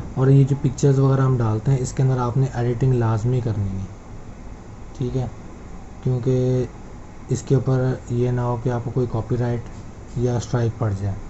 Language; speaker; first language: Urdu; native; Urdu